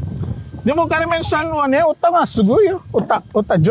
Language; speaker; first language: Japanese; non-native, learner; Pampanga